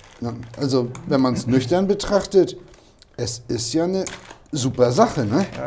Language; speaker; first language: German; native; German